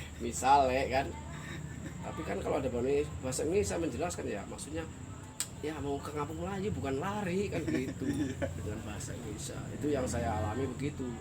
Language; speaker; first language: Indonesian; non-native, local second language; Sundanese